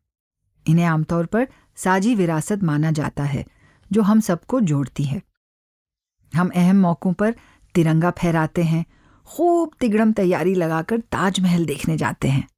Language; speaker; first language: Hindi; native; Hindi